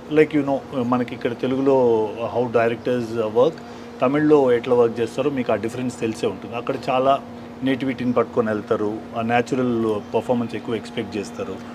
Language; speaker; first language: Telugu; native; Telugu